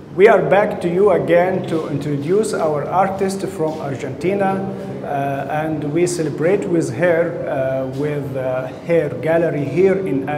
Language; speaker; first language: English; non-native, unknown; Arabic